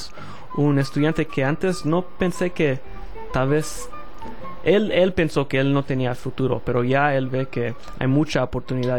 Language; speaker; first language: Spanish; early bilingual, heritage; Spanish